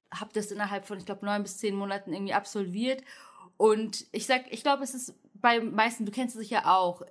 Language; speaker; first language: German; early bilingual, other home language; Turkish